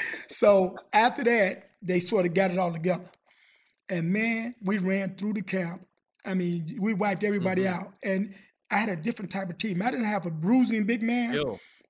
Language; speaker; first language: English; native; English